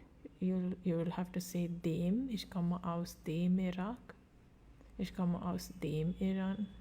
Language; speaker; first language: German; non-native, fluent; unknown